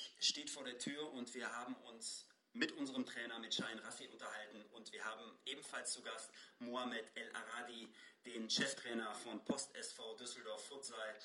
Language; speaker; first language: German; native; German